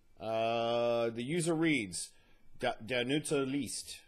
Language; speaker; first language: German; non-native, learner; English